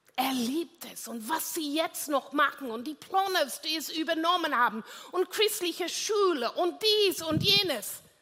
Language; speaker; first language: German; non-native, fluent; English